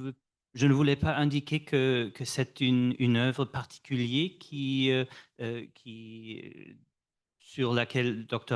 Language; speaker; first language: French; non-native, fluent; English